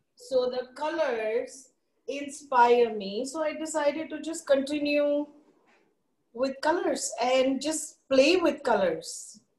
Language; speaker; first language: English; non-native, local second language; Hindi